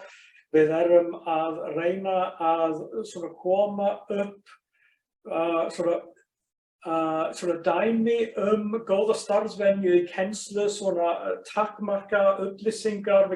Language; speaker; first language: Icelandic; non-native, fluent; English